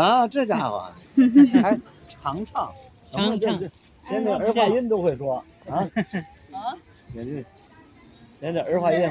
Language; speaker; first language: Chinese; native; Chinese